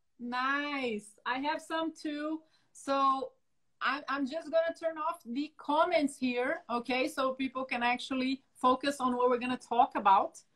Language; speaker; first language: English; non-native, fluent; Portuguese